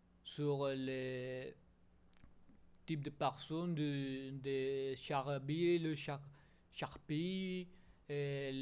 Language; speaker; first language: French; non-native, learner; Spanish